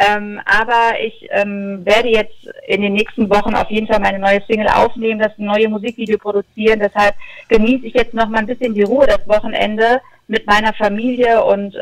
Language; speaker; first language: German; native; German